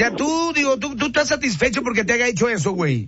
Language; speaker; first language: Spanish; native; Spanish